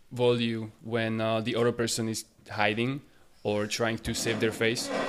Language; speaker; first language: English; non-native, fluent; Slovak